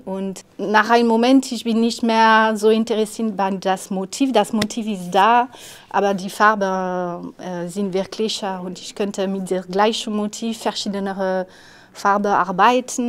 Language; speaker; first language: German; non-native, fluent; French